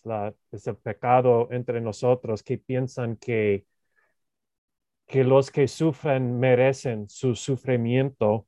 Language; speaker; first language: Spanish; non-native, fluent; English